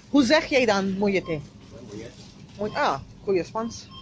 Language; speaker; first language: Dutch; non-native, fluent; Spanish